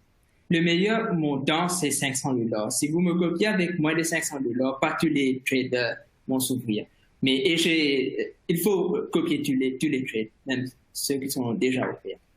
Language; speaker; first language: French; non-native, fluent; Morisyen